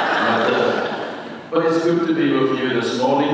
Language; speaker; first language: English; non-native, local second language; Afrikaans